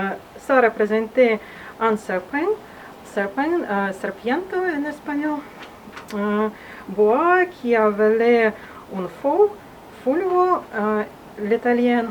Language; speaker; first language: French; non-native, learner; Russian